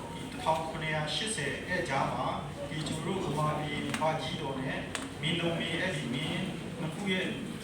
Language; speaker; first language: Burmese; non-native, local second language; Kachin